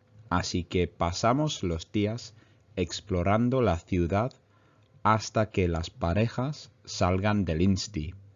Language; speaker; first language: Spanish; non-native, fluent; English